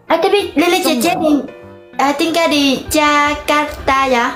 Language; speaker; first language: Indonesian; non-native, learner; Vietnamese